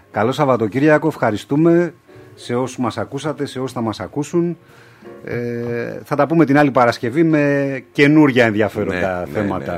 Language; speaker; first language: Greek; native; Greek